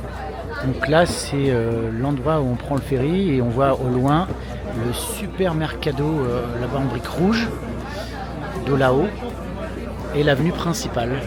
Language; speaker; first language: French; native; French